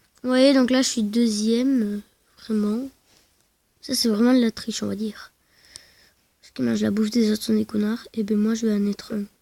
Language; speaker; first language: French; native; French